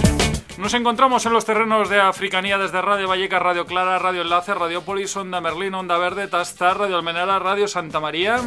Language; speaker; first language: Spanish; native; Spanish